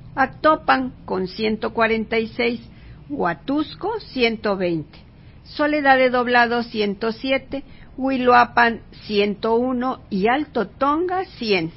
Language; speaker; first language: Spanish; native; Spanish